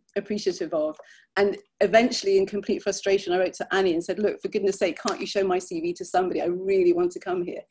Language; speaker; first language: English; native; English